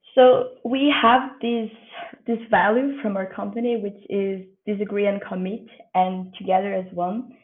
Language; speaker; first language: English; non-native, fluent; Portuguese